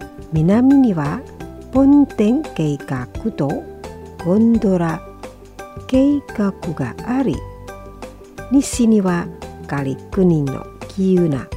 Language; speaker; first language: Japanese; non-native, fluent; Indonesian